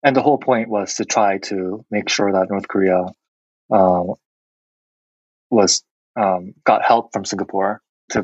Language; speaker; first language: English; non-native, fluent; Korean